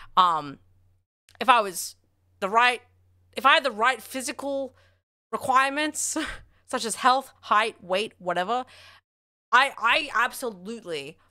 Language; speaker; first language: English; native; English